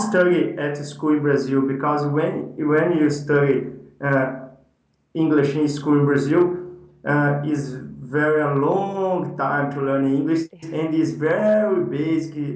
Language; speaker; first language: English; non-native, learner; Portuguese